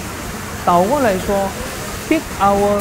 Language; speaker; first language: Chinese; non-native, fluent; Korean